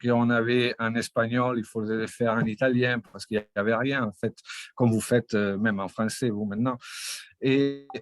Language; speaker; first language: French; non-native, fluent; Portuguese